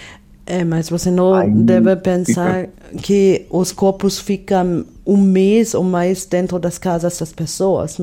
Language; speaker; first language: Portuguese; non-native, fluent; German